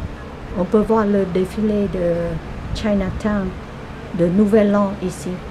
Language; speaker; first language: French; non-native, fluent; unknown